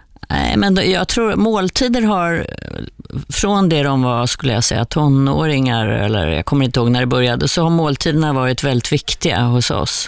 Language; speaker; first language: Swedish; native; Swedish